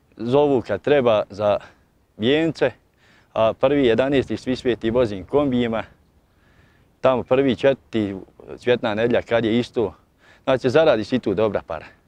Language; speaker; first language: Bosnian; native; Bosnian